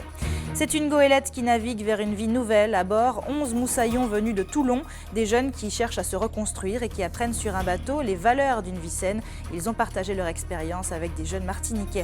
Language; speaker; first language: French; native; French